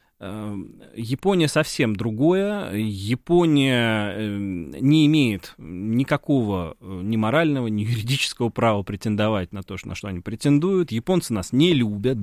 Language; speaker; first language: Russian; native; Russian